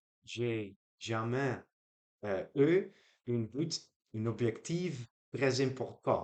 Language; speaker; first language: French; non-native, learner; Dutch